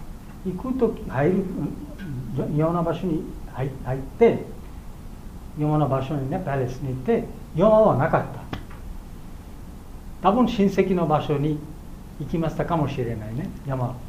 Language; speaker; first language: Japanese; non-native, learner; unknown